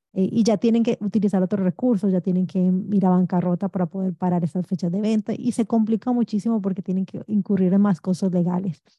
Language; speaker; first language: Spanish; native; Spanish